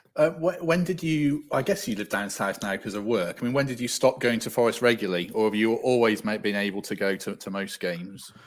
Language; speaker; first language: English; native; English